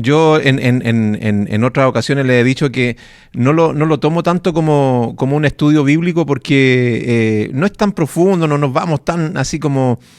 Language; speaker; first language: Spanish; native; Spanish